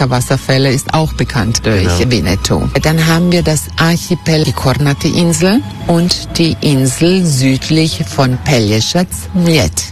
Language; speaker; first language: German; non-native, fluent; Croatian